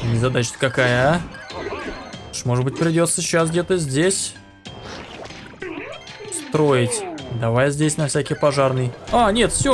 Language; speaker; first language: Russian; native; Russian